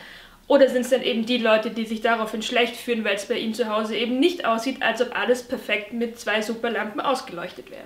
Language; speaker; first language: German; native; German